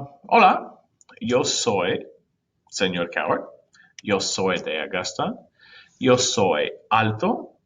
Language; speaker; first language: Spanish; non-native, fluent; English